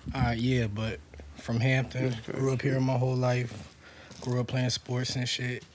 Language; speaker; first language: English; native; English